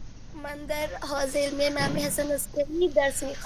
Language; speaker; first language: Persian; non-native, learner; Urdu